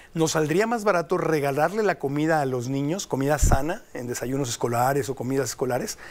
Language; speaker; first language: Spanish; native; Spanish